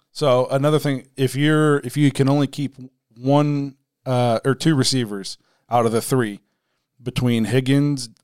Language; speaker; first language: English; native; English